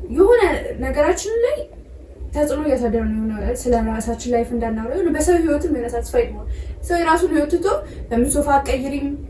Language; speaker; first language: Amharic; native; Amharic